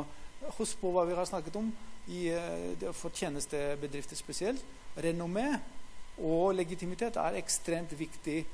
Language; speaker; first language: Norwegian; non-native, fluent; Greek